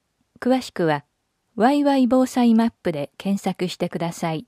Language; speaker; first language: Japanese; native; Japanese